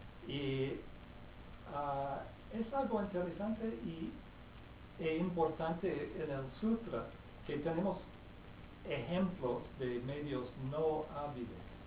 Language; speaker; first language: Spanish; non-native, fluent; English